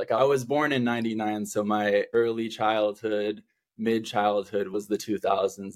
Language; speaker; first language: English; native; English